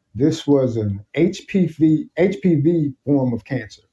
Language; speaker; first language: English; native; English